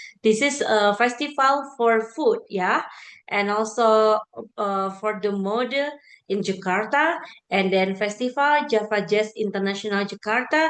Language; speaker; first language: English; non-native, fluent; Indonesian